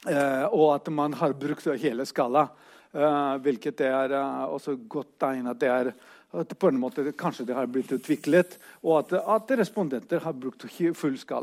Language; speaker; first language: Norwegian; non-native, fluent; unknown